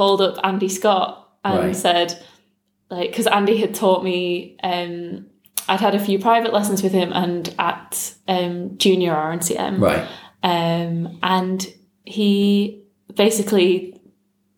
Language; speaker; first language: English; native; English